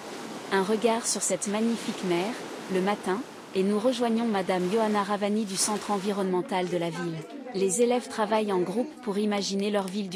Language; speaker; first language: French; native; French